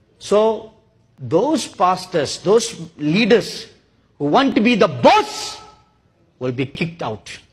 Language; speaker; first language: English; non-native, local second language; Tamil